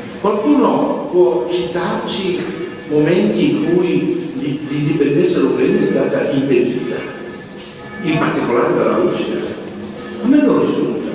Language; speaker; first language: Italian; native; Italian